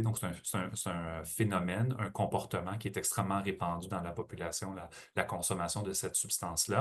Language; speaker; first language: French; native; French